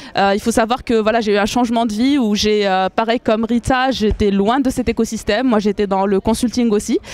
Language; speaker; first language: French; non-native, local second language; Arabic